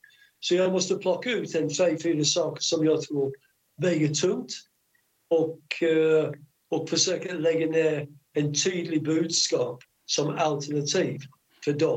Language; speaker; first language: Swedish; non-native, fluent; English